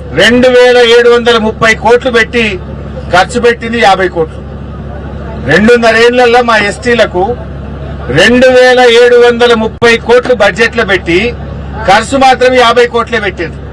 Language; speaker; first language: Telugu; non-native, local second language; Lambadi